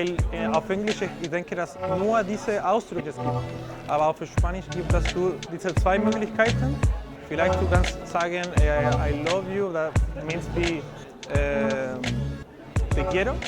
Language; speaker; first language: German; non-native, learner; Spanish